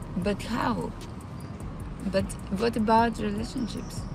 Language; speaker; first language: English; non-native, learner; Russian